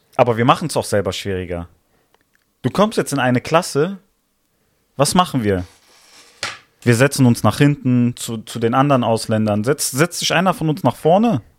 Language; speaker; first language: German; early bilingual, other home language; Italian